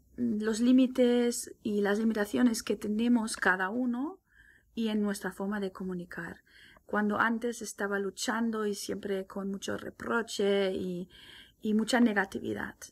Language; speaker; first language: Spanish; non-native, fluent; German